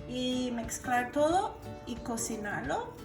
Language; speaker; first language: Spanish; non-native, learner; English